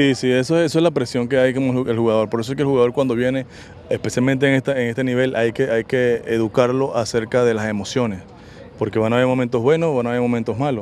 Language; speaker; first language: Spanish; native; Spanish